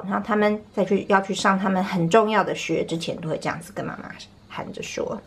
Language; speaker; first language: Chinese; native; Chinese